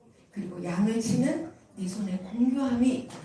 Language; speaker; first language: Korean; native; Korean